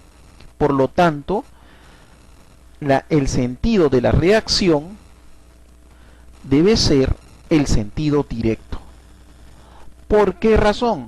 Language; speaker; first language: Spanish; native; Spanish